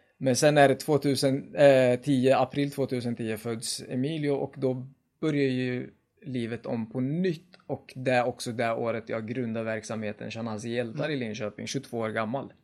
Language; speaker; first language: Swedish; early bilingual, other home language; Kurdish